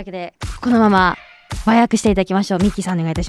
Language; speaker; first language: Japanese; early bilingual, heritage; Japanese